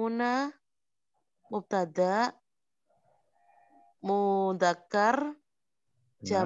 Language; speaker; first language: Arabic; non-native, learner; Indonesian